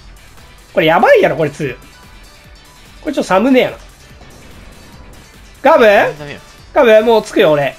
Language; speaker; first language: Japanese; native; Japanese